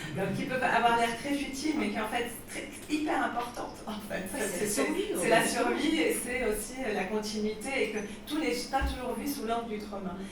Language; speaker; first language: French; non-native, local second language; Arabic